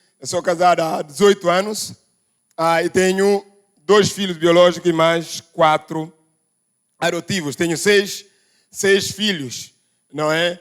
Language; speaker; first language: Portuguese; non-native, local second language; Upper Guinea Crioulo